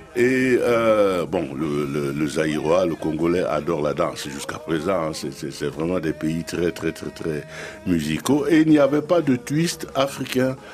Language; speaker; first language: French; non-native, local second language; Duala